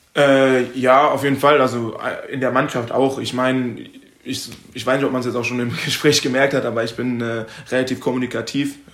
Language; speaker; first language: German; native; German